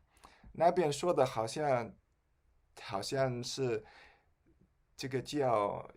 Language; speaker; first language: Chinese; non-native, fluent; Spanish